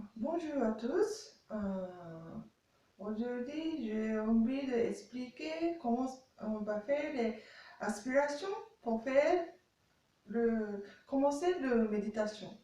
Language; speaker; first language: French; non-native, learner; Japanese